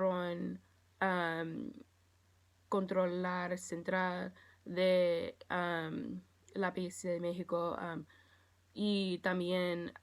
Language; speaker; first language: Spanish; non-native, learner; English